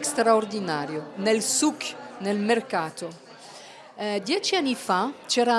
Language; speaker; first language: Italian; non-native, learner; Arabic